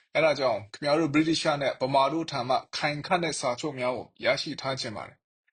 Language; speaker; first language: Burmese; non-native, local second language; Kachin